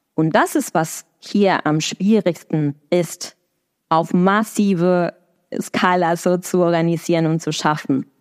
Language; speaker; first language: German; non-native, fluent; Spanish